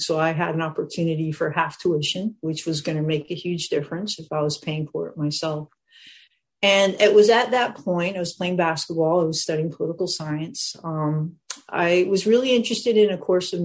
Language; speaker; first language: English; native; English